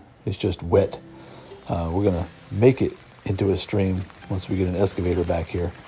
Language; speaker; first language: English; native; English